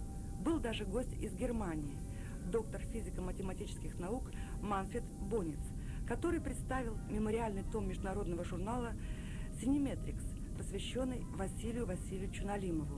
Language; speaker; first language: Russian; native; Russian